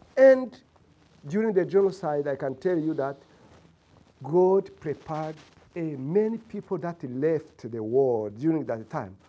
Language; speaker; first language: English; non-native, local second language; Kinyarwanda